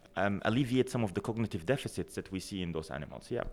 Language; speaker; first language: English; non-native, fluent; Arabic